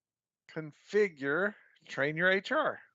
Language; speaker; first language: English; native; English